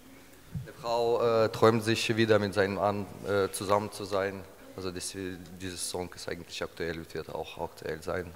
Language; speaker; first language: German; non-native, learner; Ukrainian